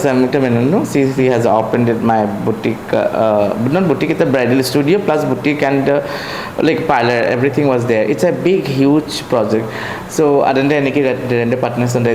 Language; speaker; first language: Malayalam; non-native, learner; Assamese